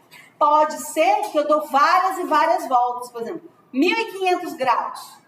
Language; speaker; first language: Portuguese; native; Portuguese